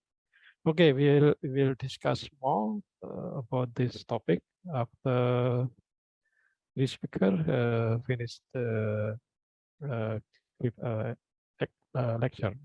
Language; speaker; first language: English; non-native, fluent; Indonesian